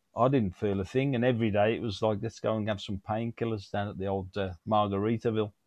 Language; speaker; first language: English; native; English